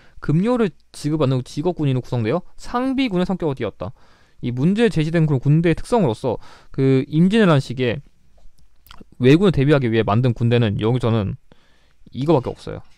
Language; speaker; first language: Korean; native; Korean